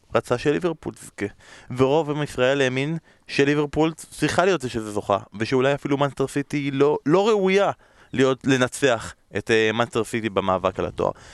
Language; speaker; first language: Hebrew; native; Hebrew